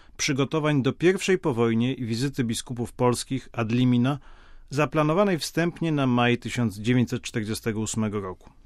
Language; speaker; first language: Polish; native; Polish